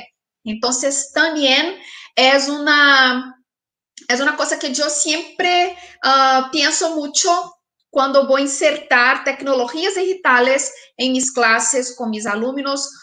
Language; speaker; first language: Spanish; non-native, fluent; Portuguese